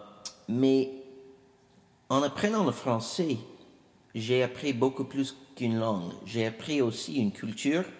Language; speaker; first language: French; non-native, fluent; English